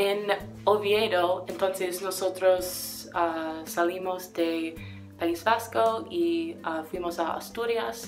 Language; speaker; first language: Spanish; non-native, learner; English